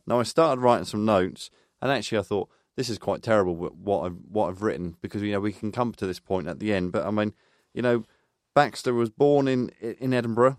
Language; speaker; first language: English; native; English